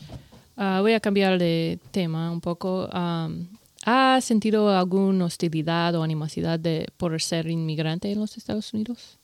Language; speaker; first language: Spanish; non-native, learner; English